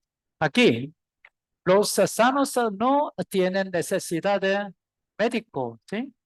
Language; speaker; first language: Spanish; non-native, learner; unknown